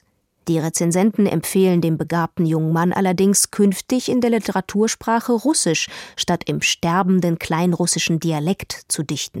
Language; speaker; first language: German; native; German